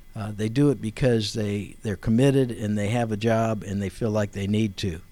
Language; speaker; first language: English; native; English